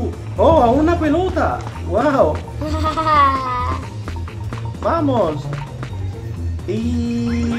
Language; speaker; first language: Spanish; native; Spanish